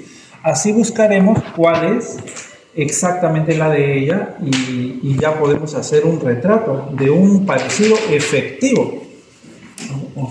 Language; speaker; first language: Spanish; native; Spanish